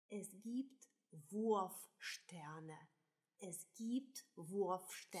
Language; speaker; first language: German; non-native, fluent; Russian